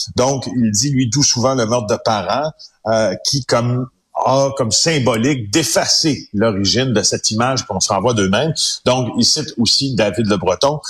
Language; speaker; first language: French; native; French